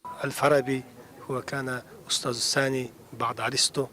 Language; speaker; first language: Arabic; non-native, learner; Kazakh